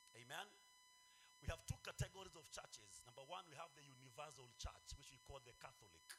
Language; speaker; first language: English; non-native, local second language; Swahili